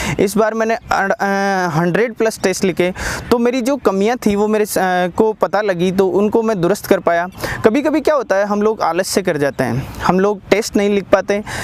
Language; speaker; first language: Hindi; native; Hindi